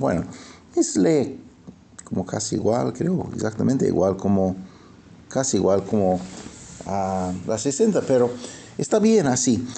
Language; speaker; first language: Spanish; non-native, fluent; English